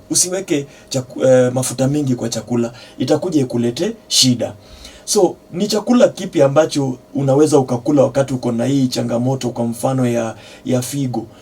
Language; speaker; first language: Swahili; non-native, local second language; Gusii